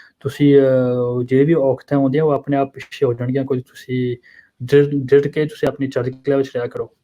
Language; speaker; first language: Punjabi; early bilingual, heritage; Punjabi